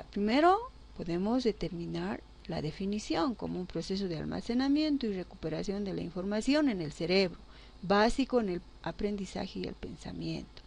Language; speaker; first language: Spanish; native; Spanish